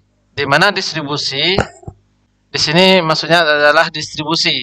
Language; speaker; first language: Indonesian; native; Indonesian